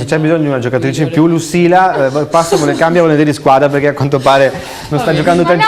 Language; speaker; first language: Italian; native; Italian